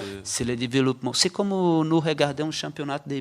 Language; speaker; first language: French; non-native, fluent; Portuguese